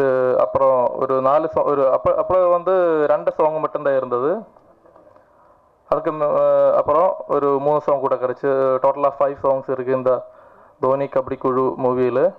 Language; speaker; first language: Tamil; non-native, learner; Malayalam